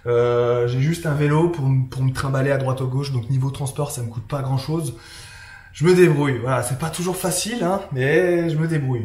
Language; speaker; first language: French; native; French